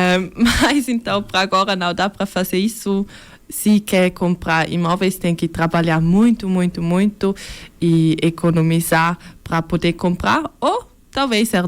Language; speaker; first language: Portuguese; early bilingual, heritage; Portuguese